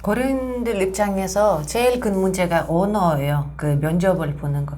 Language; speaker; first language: Korean; non-native, fluent; Russian